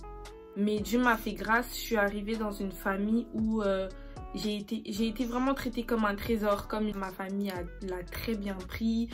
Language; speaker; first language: French; native; French